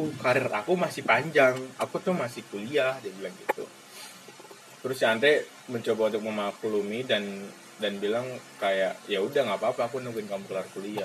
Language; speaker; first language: Indonesian; native; Indonesian